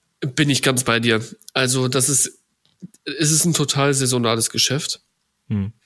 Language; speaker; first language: German; native; German